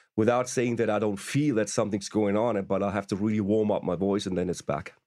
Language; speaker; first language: English; non-native, fluent; German